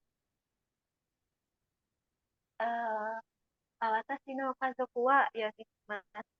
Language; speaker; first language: Japanese; non-native, learner; Indonesian